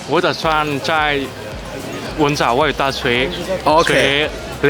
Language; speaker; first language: Chinese; non-native, learner; Vietnamese